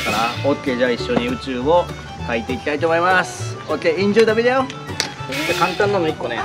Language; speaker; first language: Japanese; native; Japanese